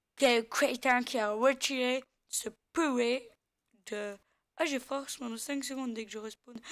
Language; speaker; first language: French; native; French